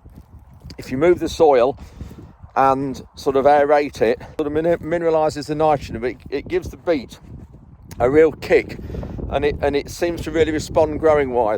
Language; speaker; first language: English; native; English